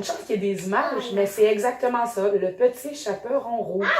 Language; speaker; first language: French; native; French